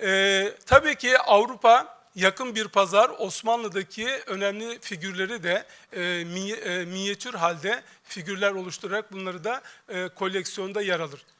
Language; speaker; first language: Turkish; native; Turkish